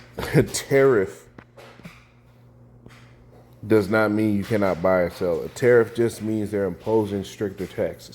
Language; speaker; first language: English; native; English